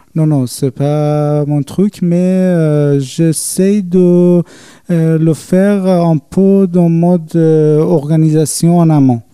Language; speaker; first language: French; non-native, fluent; Persian